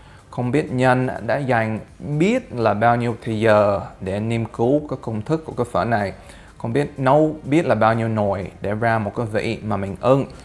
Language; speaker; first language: Vietnamese; early bilingual, heritage; Vietnamese